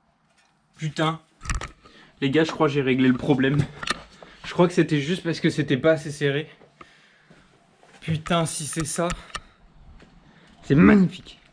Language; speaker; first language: French; native; French